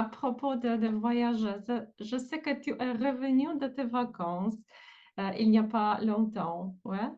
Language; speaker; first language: French; non-native, fluent; Polish